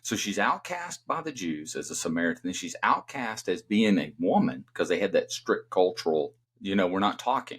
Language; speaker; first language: English; native; English